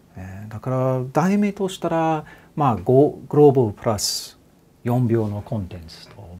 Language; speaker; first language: Japanese; non-native, fluent; English